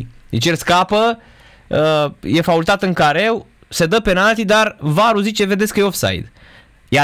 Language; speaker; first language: Romanian; native; Romanian